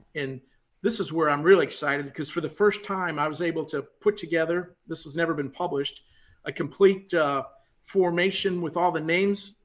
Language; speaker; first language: English; native; English